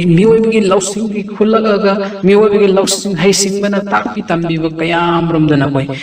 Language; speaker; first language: Manipuri; non-native, local second language; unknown